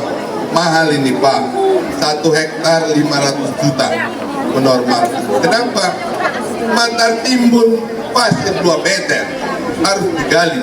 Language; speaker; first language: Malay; non-native, local second language; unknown